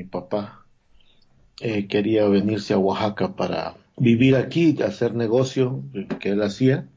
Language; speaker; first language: Spanish; non-native, local second language; Zapotec